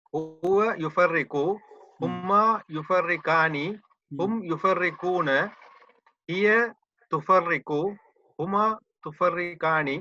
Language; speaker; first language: Arabic; non-native, learner; Tamil